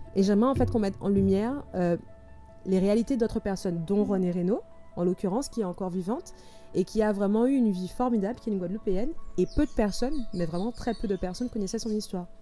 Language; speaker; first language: French; native; French